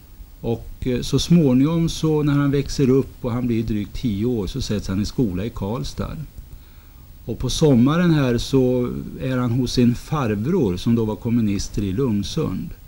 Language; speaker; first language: Swedish; native; Swedish